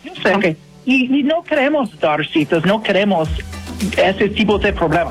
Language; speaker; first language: Spanish; non-native, fluent; English